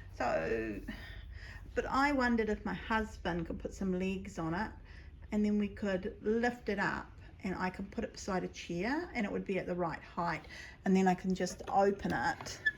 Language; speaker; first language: English; native; English